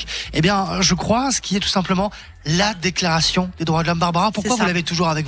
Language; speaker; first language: French; native; French